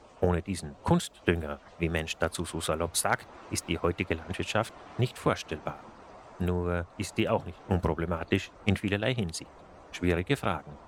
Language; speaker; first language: German; native; German